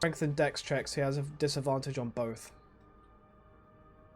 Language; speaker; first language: English; native; English